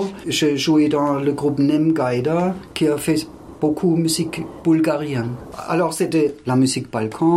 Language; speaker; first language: French; non-native, fluent; German